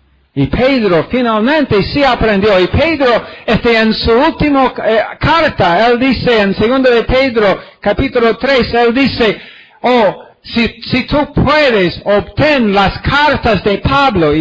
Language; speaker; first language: Spanish; non-native, fluent; English